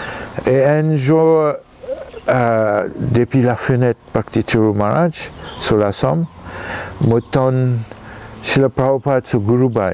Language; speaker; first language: French; non-native, local second language; Morisyen